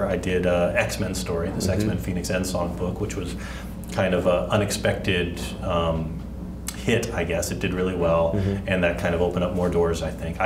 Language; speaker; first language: English; native; English